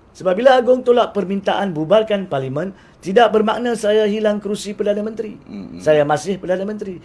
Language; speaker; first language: Malay; native; Malay